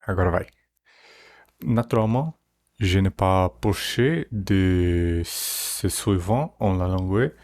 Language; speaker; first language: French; non-native, learner; Portuguese